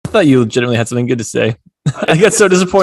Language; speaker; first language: English; native; English